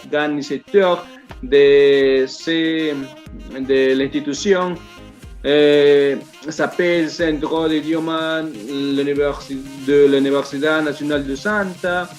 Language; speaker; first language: French; non-native, learner; Spanish